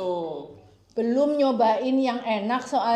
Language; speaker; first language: Indonesian; native; Indonesian